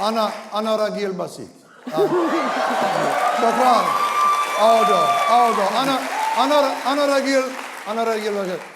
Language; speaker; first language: Arabic; non-native, learner; English